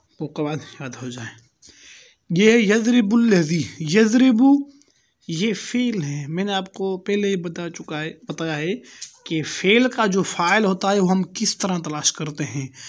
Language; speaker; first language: Urdu; non-native, local second language; Pashto